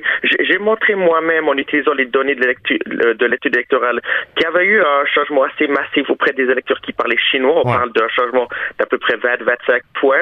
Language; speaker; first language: French; native; French